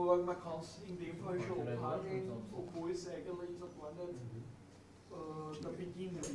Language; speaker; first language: German; native; German